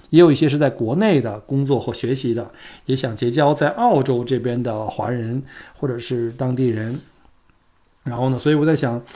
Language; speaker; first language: Chinese; native; Chinese